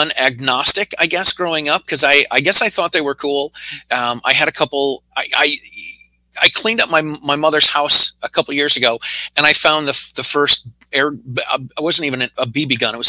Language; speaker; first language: English; native; English